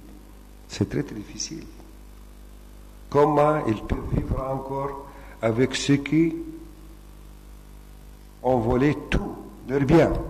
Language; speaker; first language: French; non-native, fluent; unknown